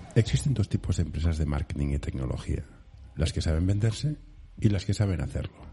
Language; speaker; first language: Spanish; native; Spanish